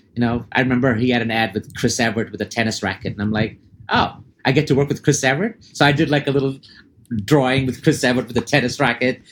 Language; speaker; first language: English; early bilingual, other home language; Arabic